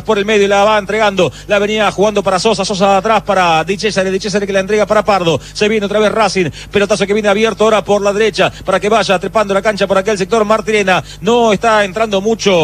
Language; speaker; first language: Spanish; native; Spanish